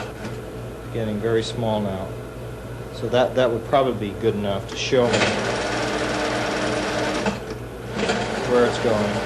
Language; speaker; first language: English; native; English